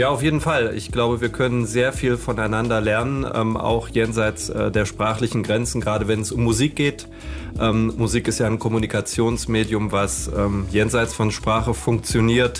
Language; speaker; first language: German; native; German